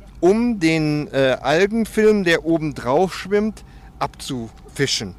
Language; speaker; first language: German; native; German